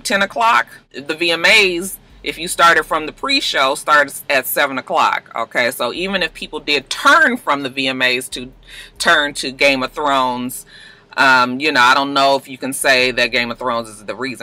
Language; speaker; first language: English; native; English